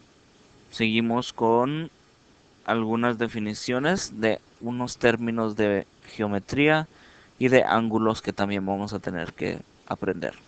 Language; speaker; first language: Spanish; early bilingual, heritage; Spanish